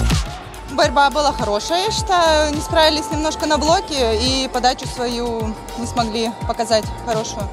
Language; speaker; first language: Russian; native; Russian